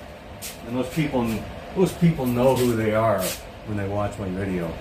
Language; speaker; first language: English; native; English